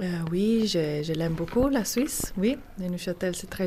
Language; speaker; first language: French; non-native, learner; Italian